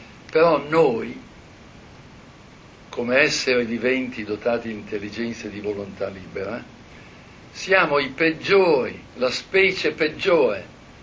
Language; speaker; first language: Italian; native; Italian